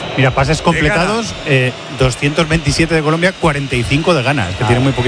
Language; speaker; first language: Spanish; native; Spanish